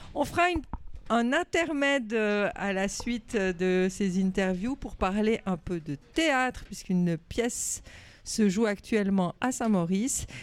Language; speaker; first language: French; native; French